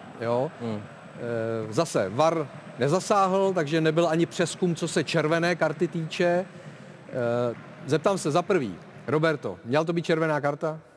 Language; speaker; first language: Czech; native; Czech